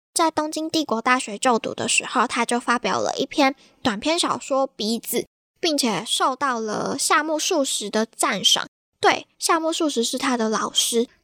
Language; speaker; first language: Chinese; native; Chinese